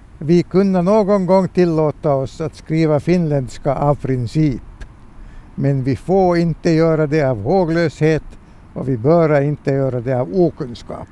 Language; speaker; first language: Swedish; native; Swedish